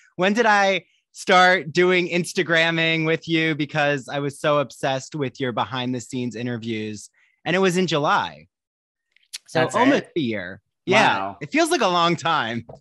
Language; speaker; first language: English; native; English